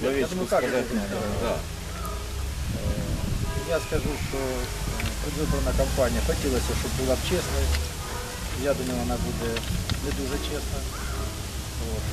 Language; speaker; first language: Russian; non-native, local second language; Ukrainian